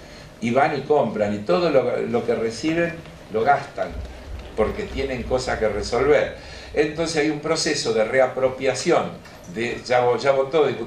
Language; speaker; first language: Spanish; native; Spanish